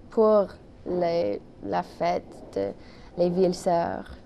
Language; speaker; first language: French; non-native, local second language; English